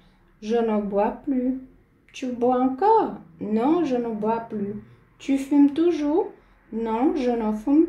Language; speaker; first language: French; non-native, fluent; Portuguese